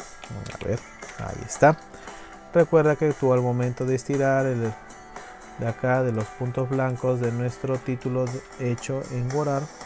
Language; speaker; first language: Spanish; native; Spanish